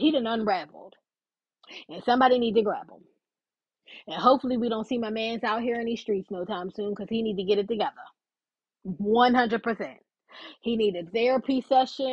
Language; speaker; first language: English; native; English